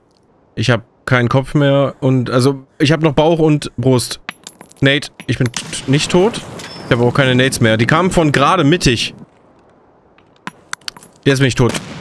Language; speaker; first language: German; native; German